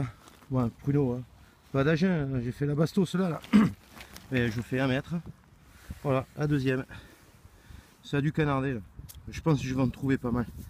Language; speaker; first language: French; native; French